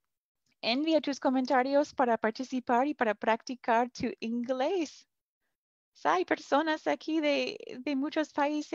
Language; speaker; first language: Spanish; non-native, fluent; English